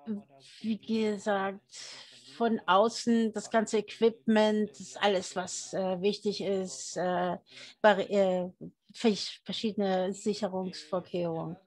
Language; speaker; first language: German; early bilingual, heritage; German